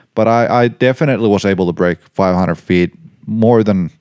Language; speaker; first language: English; non-native, fluent; Finnish